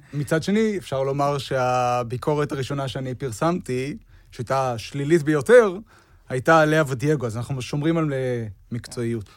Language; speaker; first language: Hebrew; native; Hebrew